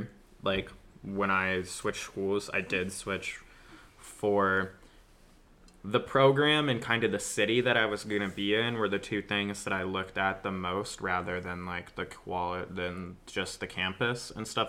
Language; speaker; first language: English; native; English